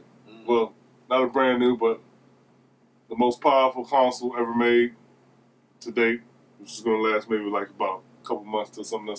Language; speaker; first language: English; native; English